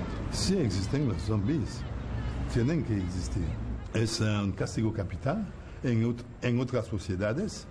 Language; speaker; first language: Spanish; non-native, fluent; Haitian Creole